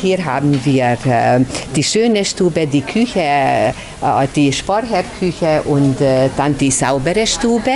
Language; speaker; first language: German; non-native, local second language; Hungarian